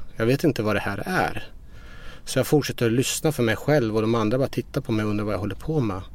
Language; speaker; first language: Swedish; early bilingual, other home language; Persian